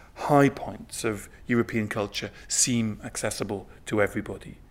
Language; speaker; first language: English; native; English